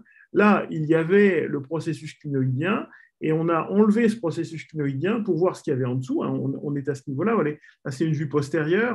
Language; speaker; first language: French; native; French